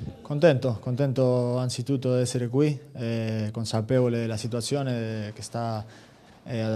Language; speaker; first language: Italian; non-native, fluent; Spanish